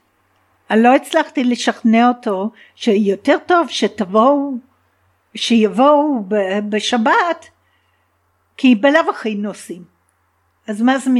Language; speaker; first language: Hebrew; non-native, fluent; English